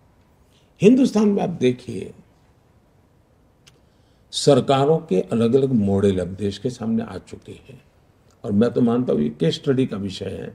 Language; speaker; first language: Hindi; non-native, local second language; Gujarati